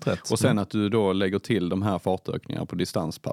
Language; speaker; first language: Swedish; native; Swedish